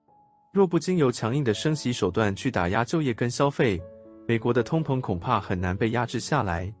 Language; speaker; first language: Chinese; native; Chinese